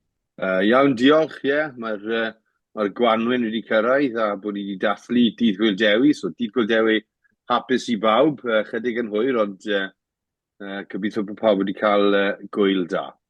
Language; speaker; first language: Welsh; native; Welsh